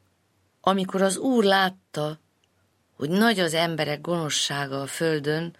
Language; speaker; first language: Hungarian; native; Hungarian